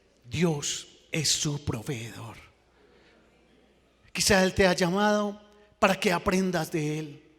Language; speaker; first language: Spanish; native; Spanish